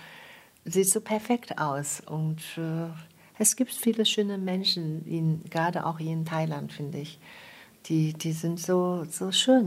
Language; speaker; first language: German; non-native, fluent; Chinese